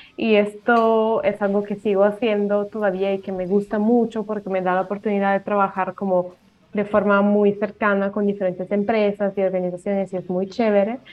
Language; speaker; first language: Spanish; non-native, fluent; Italian